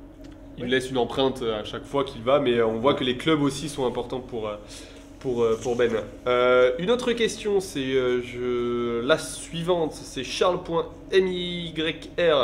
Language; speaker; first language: French; native; French